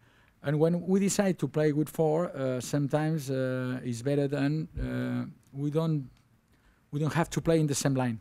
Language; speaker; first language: English; non-native, learner; Spanish